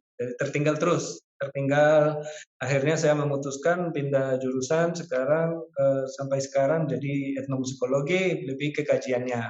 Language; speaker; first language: Indonesian; non-native, fluent; Spanish